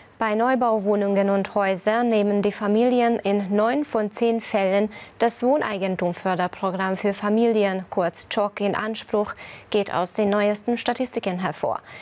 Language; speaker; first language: German; non-native, fluent; Hungarian